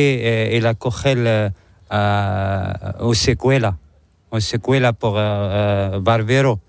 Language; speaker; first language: Spanish; non-native, learner; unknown